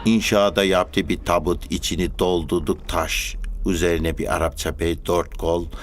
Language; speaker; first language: Turkish; native; Turkish